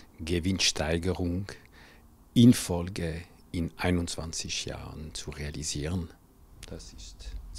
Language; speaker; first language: German; non-native, local second language; French